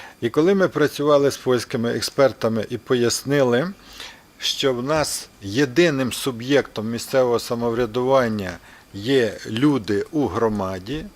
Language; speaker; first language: Ukrainian; non-native, local second language; Russian